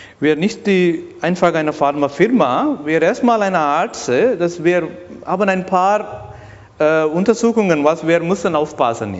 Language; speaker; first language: German; non-native, learner; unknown